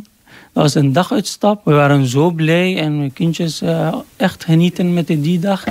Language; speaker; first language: Dutch; non-native, learner; Arabic